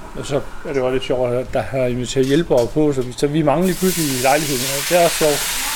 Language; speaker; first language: Danish; native; Danish